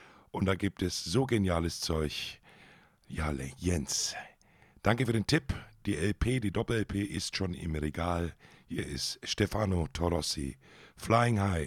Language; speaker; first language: German; native; German